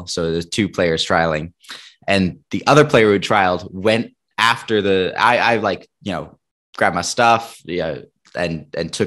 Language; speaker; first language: English; native; English